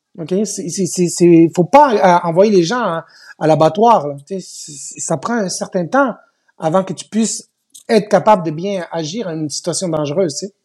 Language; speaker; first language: French; native; French